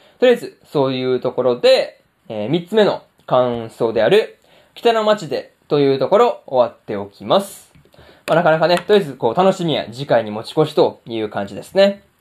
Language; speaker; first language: Japanese; native; Japanese